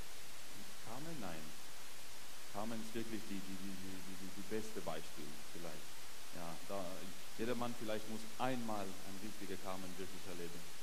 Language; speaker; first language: German; non-native, fluent; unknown